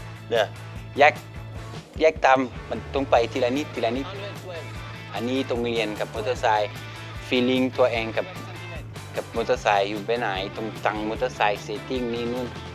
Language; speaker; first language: Thai; non-native, learner; French